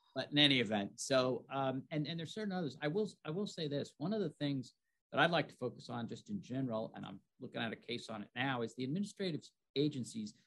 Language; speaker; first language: English; native; English